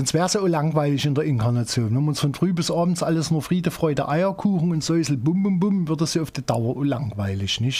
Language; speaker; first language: German; native; German